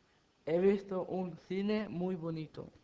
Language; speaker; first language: Spanish; non-native, learner; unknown